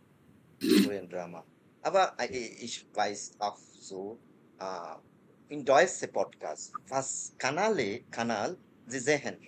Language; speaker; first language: German; non-native, fluent; Bangla